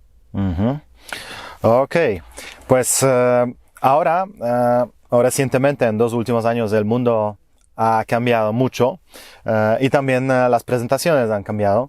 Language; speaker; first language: Spanish; non-native, fluent; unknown